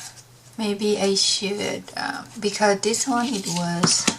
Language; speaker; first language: English; non-native, learner; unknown